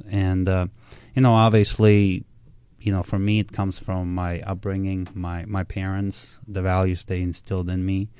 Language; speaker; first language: English; early bilingual, other home language; Russian